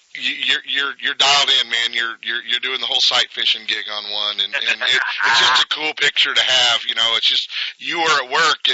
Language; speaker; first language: English; native; English